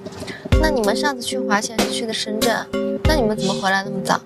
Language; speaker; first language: Chinese; native; Chinese